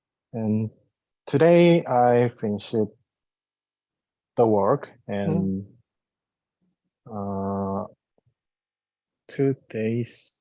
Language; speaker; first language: English; non-native, learner; Korean